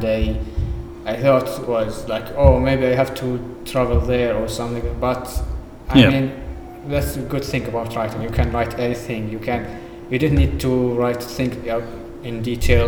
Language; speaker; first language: English; non-native, fluent; Arabic